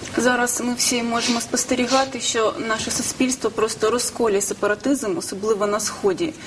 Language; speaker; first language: Ukrainian; native; Ukrainian